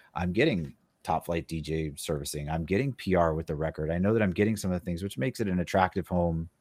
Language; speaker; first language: English; native; English